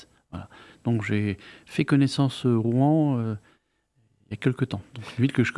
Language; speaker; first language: French; native; French